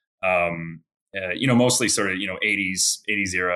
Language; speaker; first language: English; native; English